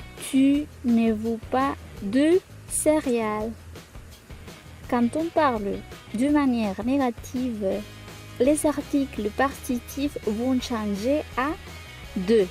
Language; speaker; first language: French; non-native, fluent; Spanish